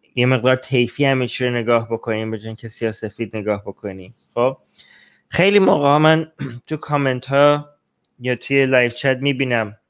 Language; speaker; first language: Persian; native; Persian